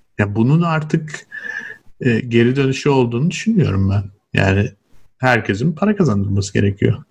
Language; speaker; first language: Turkish; native; Turkish